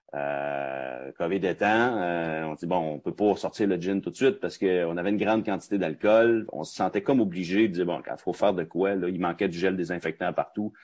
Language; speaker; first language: French; native; French